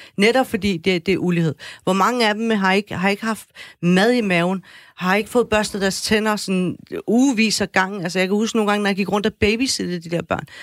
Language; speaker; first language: Danish; early bilingual, other home language; Persian